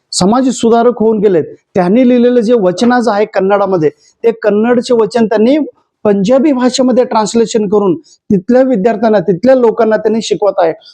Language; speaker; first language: Marathi; non-native, local second language; Kannada